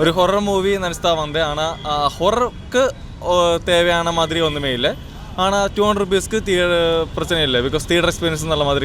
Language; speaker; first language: Tamil; non-native, local second language; Malayalam